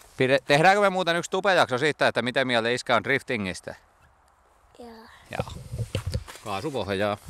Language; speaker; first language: Finnish; native; Finnish